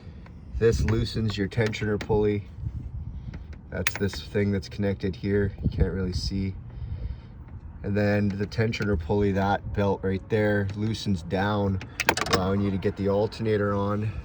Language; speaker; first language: English; native; English